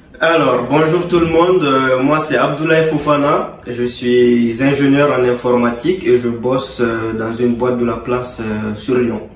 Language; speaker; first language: French; non-native, local second language; Bambara